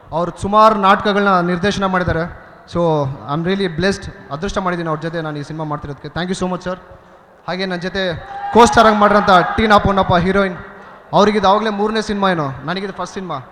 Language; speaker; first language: Kannada; native; Kannada